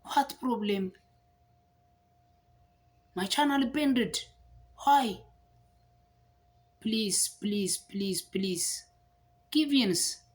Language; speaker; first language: English; non-native, learner; Amharic